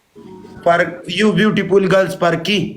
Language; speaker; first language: English; non-native, learner; Pashto